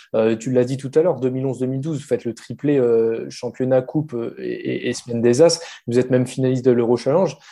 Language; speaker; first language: French; native; French